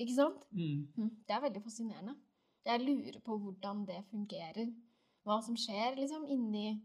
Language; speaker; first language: Norwegian; native; Norwegian